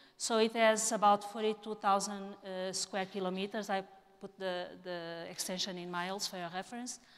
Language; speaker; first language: English; non-native, fluent; Portuguese